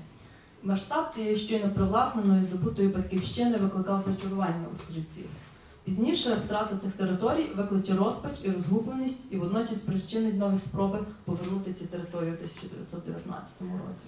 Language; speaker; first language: Ukrainian; native; Ukrainian